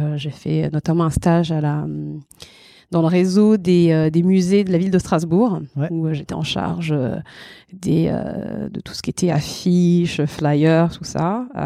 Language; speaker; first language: French; early bilingual, other home language; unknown